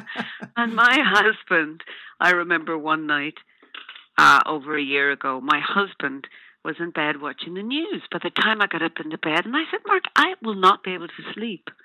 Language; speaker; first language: English; native; English